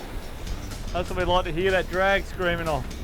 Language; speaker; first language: English; native; English